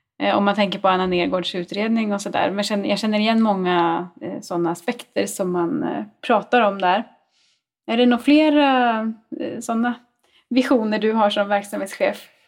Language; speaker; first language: Swedish; native; Swedish